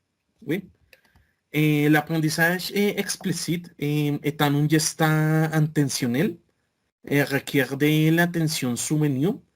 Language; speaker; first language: French; non-native, learner; Spanish